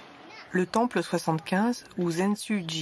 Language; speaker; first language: French; native; French